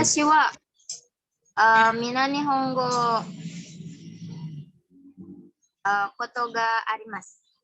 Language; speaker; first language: Japanese; non-native, learner; Indonesian